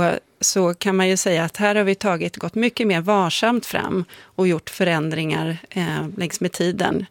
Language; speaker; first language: Swedish; native; Swedish